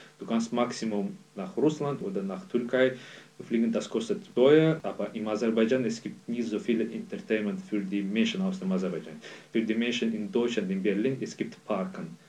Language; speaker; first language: German; non-native, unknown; Azerbaijani